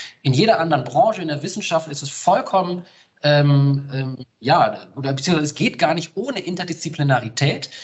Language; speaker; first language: German; native; German